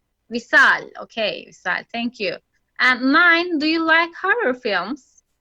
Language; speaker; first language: English; non-native, fluent; Turkish